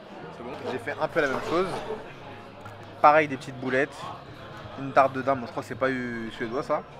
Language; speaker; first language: French; native; French